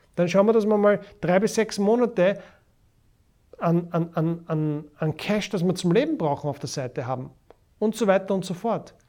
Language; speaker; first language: German; native; German